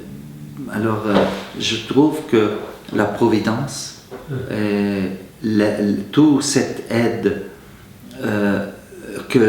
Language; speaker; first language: French; non-native, fluent; Arabic